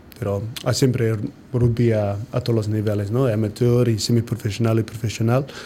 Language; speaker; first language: Spanish; non-native, fluent; English